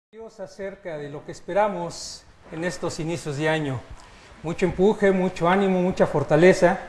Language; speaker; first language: Spanish; native; Spanish